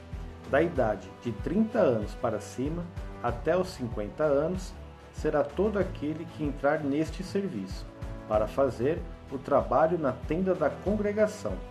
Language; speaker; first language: Portuguese; native; Portuguese